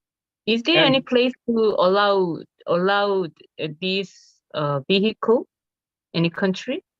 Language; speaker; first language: English; non-native, learner; Korean